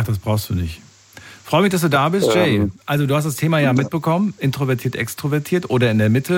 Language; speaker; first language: German; native; German